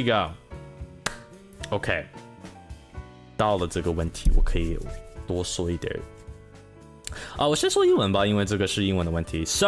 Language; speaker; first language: Chinese; non-native, learner; English